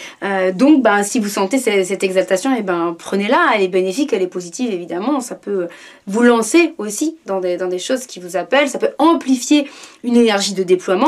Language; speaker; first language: French; native; French